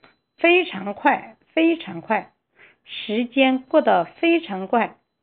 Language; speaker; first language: Chinese; non-native, fluent; Korean